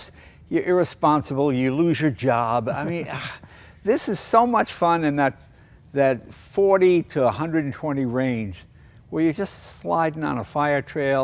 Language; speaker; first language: English; native; English